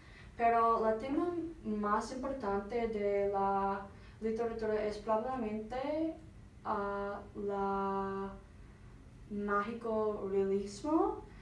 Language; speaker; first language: Spanish; non-native, learner; English